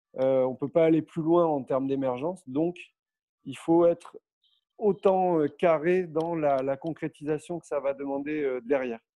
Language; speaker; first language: French; native; French